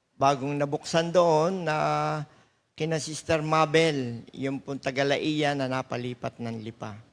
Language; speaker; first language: Filipino; native; Filipino